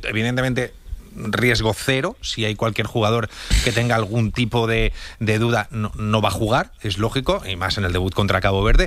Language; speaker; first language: Spanish; native; Spanish